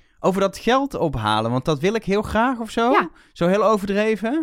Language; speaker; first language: Dutch; native; Dutch